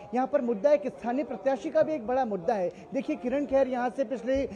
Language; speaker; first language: Hindi; native; Hindi